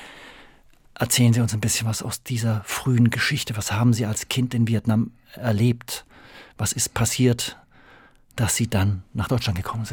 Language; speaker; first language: German; native; German